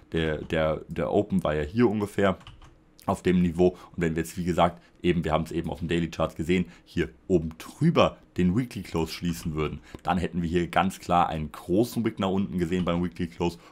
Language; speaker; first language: German; native; German